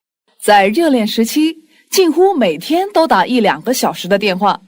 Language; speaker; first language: Chinese; non-native, fluent; Korean